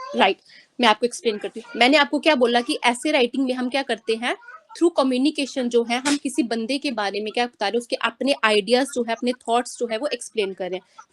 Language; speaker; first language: Hindi; native; Hindi